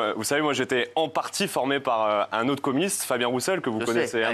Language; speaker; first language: French; native; French